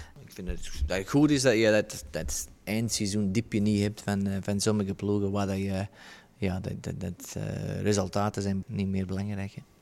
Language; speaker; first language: Dutch; non-native, fluent; English